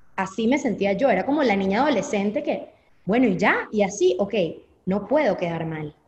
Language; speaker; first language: Spanish; native; Spanish